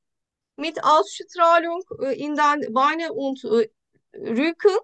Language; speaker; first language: German; non-native, learner; Turkish